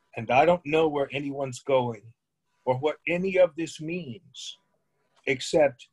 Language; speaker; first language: English; native; English